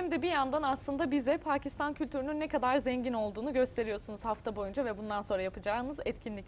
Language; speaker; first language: Turkish; native; Turkish